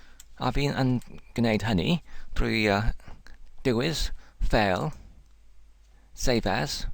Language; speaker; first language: Welsh; non-native, learner; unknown